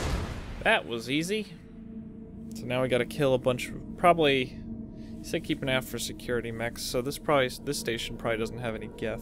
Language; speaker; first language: English; native; English